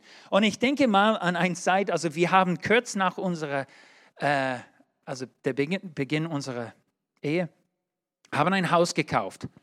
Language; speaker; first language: German; non-native, learner; English